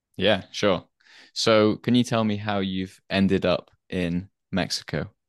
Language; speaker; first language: English; native; English